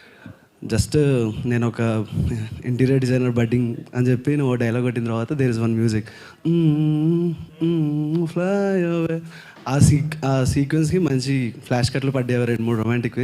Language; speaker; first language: Telugu; native; Telugu